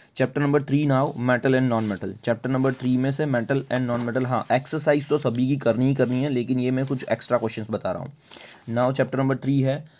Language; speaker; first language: Hindi; non-native, local second language; Gujarati